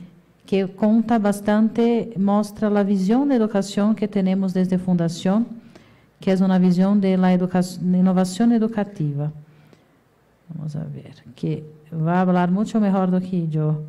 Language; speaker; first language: Spanish; non-native, fluent; Portuguese